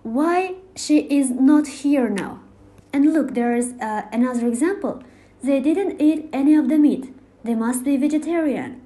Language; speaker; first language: English; non-native, fluent; Kazakh